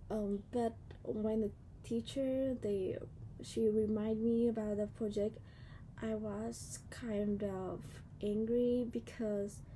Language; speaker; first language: English; non-native, learner; Vietnamese